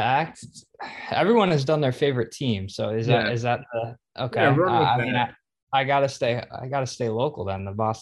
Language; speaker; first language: English; native; English